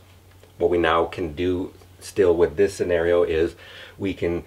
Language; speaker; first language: English; native; English